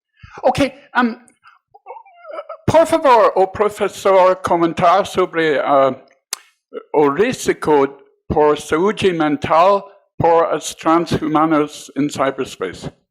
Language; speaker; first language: Portuguese; non-native, learner; English